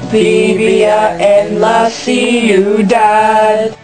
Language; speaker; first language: Spanish; non-native, learner; English